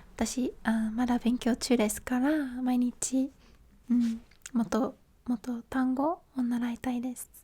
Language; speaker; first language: Japanese; non-native, fluent; English